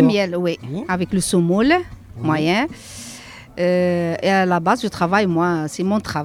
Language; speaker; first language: French; non-native, learner; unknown